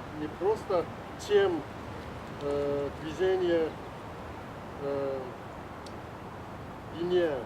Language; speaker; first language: Russian; non-native, learner; Chinese